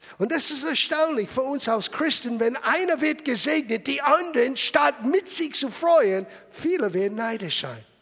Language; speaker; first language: German; non-native, fluent; English